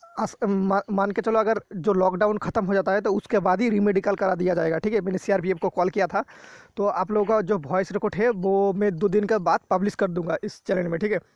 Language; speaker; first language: Hindi; non-native, local second language; Bangla